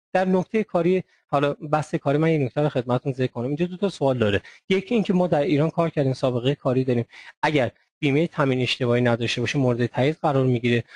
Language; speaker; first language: Persian; native; Persian